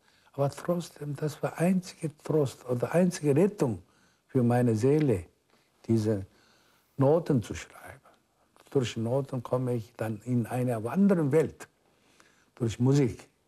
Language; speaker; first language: German; non-native, fluent; Korean